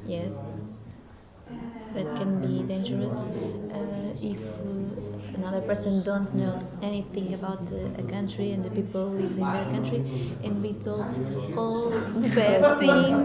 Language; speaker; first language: English; non-native, learner; Portuguese